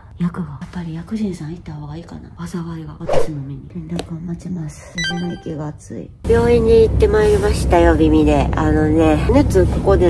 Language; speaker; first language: Japanese; native; Japanese